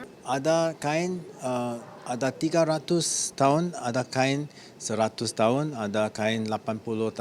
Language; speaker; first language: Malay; non-native, learner; English